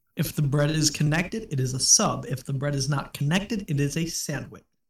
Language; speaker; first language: English; native; English